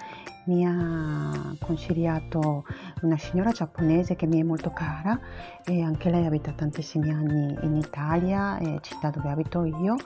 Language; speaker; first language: Italian; non-native, learner; Japanese